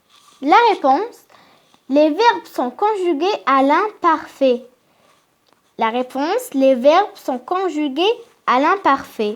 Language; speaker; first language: French; non-native, local second language; Arabic